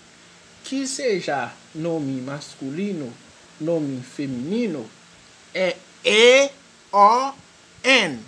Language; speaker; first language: Portuguese; non-native, fluent; French